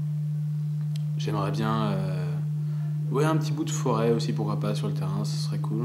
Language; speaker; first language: French; native; French